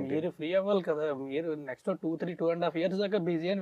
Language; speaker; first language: Telugu; native; Telugu